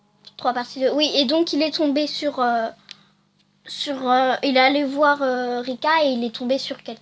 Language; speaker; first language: French; native; French